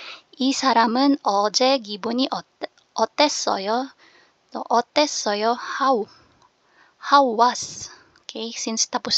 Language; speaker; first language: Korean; non-native, fluent; Filipino